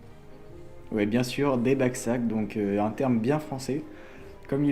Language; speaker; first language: French; native; French